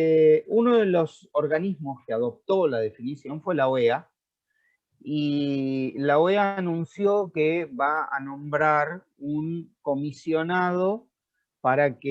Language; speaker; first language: Spanish; native; Spanish